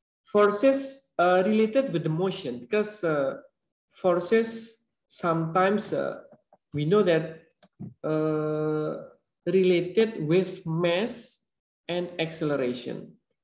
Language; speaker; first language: English; non-native, learner; Indonesian